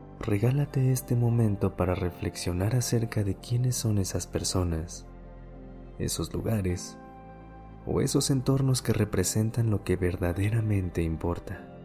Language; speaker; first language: Spanish; native; Spanish